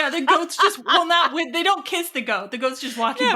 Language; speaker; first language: English; native; English